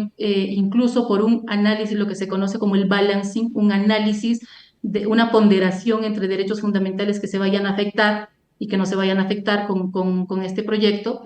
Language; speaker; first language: Spanish; native; Spanish